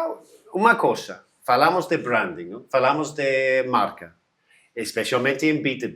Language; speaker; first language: Portuguese; non-native, learner; English